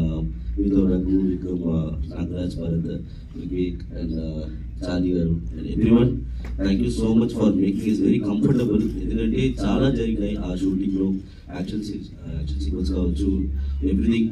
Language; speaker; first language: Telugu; non-native, learner; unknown